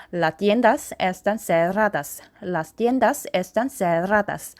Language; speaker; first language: Spanish; non-native, learner; Korean